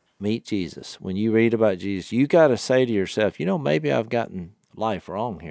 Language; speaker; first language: English; native; English